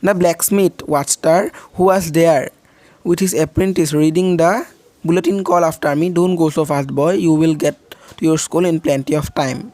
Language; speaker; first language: English; non-native, local second language; Assamese